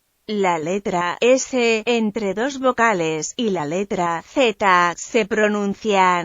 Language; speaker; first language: Spanish; non-native, fluent; French